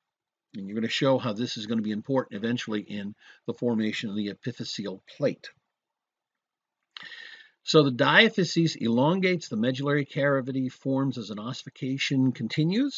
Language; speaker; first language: English; native; English